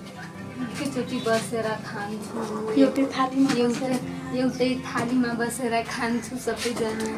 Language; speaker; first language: Nepali; non-native, local second language; Maithili